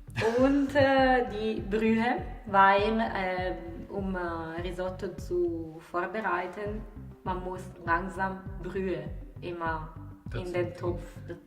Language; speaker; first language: German; non-native, fluent; Italian